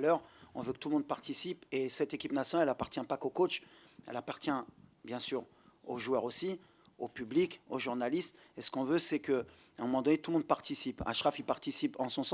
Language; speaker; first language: French; native; French